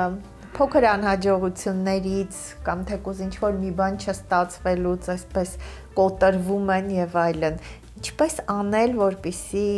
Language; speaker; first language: Armenian; native; Armenian